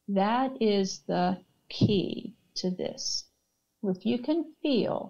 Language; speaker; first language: English; native; English